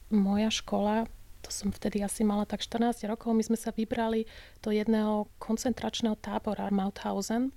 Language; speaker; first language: Slovak; early bilingual, heritage; Slovak